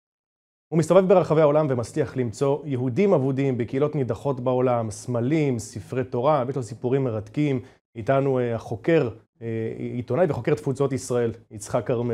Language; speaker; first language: Hebrew; native; Hebrew